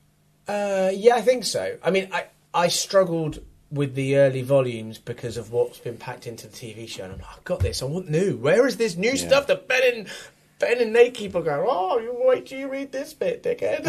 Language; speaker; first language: English; native; English